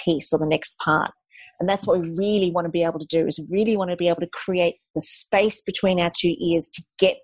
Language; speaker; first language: English; native; English